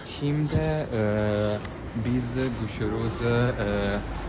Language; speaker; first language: Turkish; non-native, learner; Italian